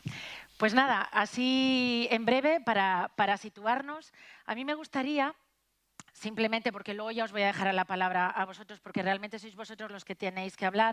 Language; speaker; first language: Spanish; native; Spanish